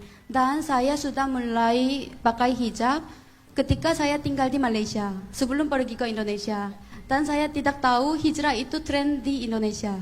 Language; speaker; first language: Indonesian; non-native, fluent; Korean